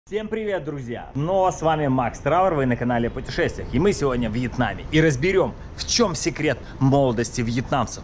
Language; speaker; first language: Russian; native; Russian